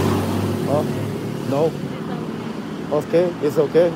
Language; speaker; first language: English; non-native, learner; Korean